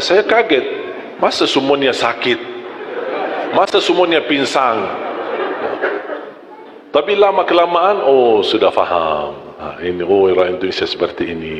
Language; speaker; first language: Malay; non-native, fluent; Arabic